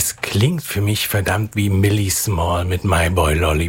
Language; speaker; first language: German; native; German